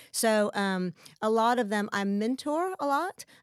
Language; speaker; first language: English; native; English